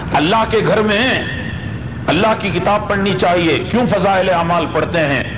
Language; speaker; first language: Urdu; native; Urdu